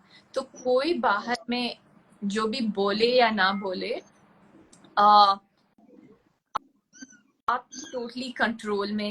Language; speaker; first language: Hindi; non-native, local second language; Tulu